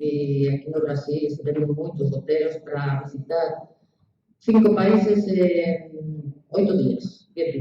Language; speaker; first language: Portuguese; non-native, learner; Spanish